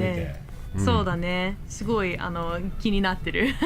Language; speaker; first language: Japanese; non-native, learner; English